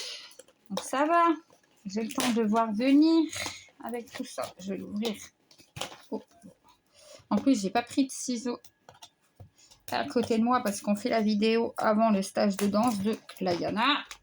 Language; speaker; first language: French; native; French